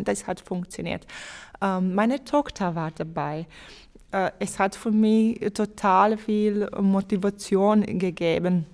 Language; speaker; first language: German; non-native, fluent; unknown